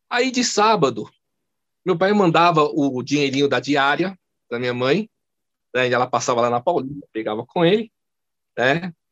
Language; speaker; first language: Portuguese; early bilingual, other home language; Chinese